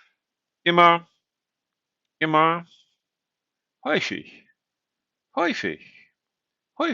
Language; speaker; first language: German; non-native, fluent; English